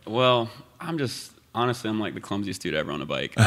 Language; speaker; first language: English; native; English